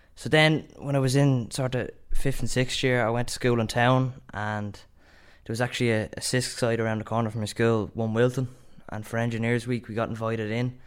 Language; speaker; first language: English; native; English